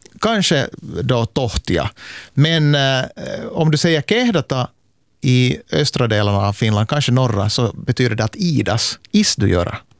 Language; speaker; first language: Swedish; native; Swedish